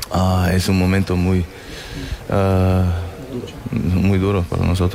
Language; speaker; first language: Spanish; non-native, fluent; German